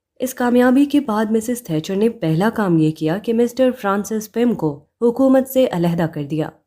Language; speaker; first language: Urdu; native; Urdu